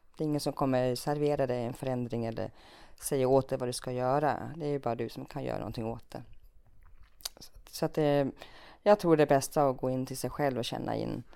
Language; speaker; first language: Swedish; early bilingual, other home language; Finnish